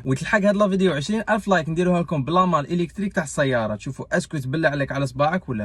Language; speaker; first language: Arabic; native; Arabic